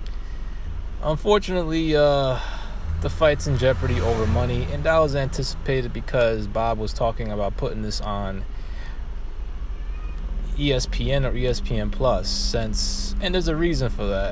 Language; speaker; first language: English; native; English